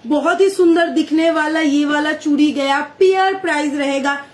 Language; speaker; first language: Hindi; non-native, local second language; Bangla